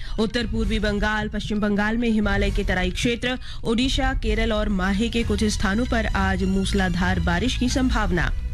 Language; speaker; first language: Hindi; native; Hindi